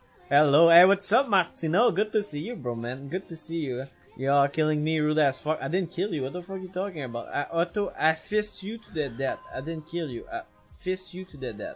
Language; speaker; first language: English; non-native, fluent; French